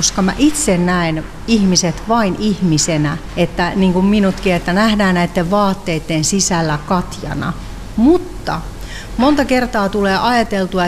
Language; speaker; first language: Finnish; native; Finnish